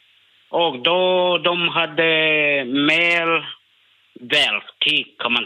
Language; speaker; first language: Swedish; non-native, learner; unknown